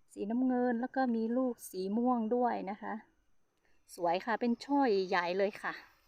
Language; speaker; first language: Thai; non-native, local second language; Hmong